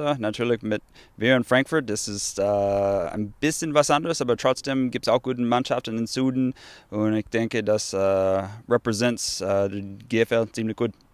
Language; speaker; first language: German; non-native, fluent; English